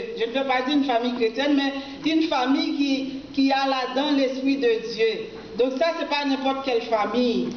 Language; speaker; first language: French; non-native, local second language; Haitian Creole